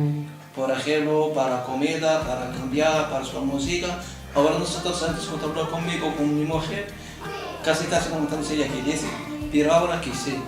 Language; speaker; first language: Spanish; non-native, learner; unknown